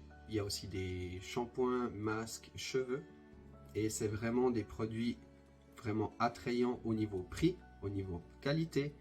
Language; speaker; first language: French; native; French